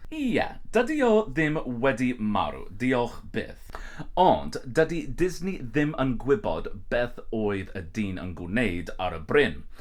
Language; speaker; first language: Welsh; non-native, learner; English